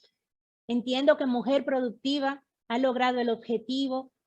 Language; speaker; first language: Spanish; native; Spanish